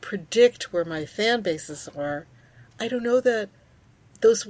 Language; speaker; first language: English; early bilingual, other home language; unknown